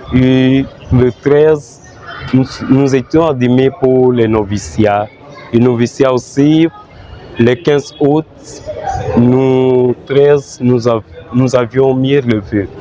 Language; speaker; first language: French; non-native, learner; Portuguese